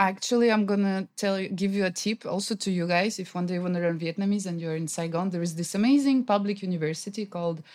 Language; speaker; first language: English; non-native, fluent; Russian